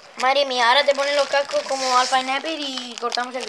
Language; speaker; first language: Spanish; native; Spanish